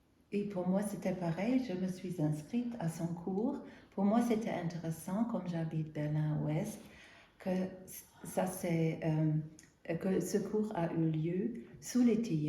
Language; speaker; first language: French; non-native, fluent; German